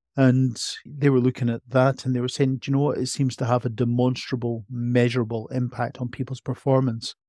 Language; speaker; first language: English; native; English